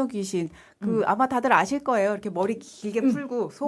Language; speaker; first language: Korean; native; Korean